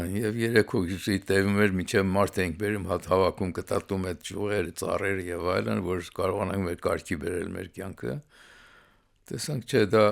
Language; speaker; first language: Armenian; early bilingual, heritage; Armenian